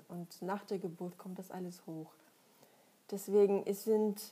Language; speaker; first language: German; non-native, fluent; Russian